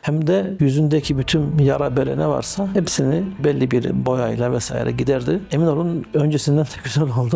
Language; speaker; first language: Turkish; early bilingual, heritage; Turkish